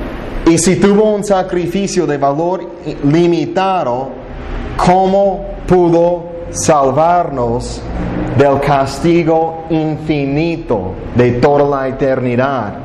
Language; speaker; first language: Spanish; non-native, fluent; English